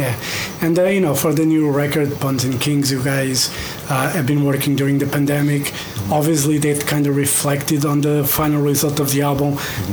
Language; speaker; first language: English; non-native, fluent; Portuguese